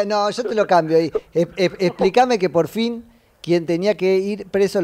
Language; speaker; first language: Spanish; native; Spanish